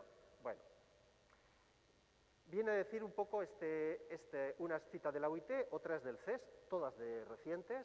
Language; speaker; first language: Spanish; native; Spanish